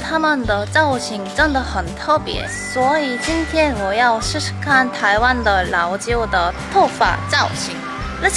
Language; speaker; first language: Chinese; non-native, learner; Korean